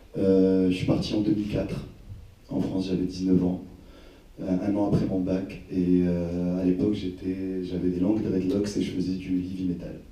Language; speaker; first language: French; non-native, local second language; Arabic